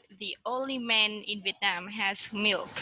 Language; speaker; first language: English; non-native, learner; Vietnamese